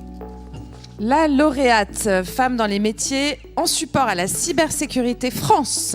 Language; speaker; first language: French; native; French